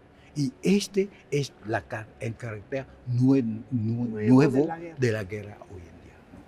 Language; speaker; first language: Spanish; non-native, fluent; Haitian Creole